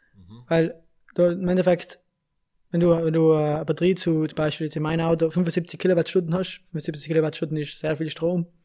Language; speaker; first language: German; native; German